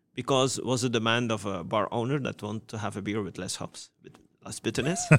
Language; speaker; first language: English; non-native, fluent; Dutch